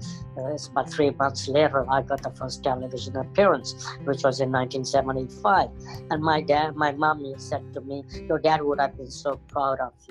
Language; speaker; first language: English; non-native, local second language; Punjabi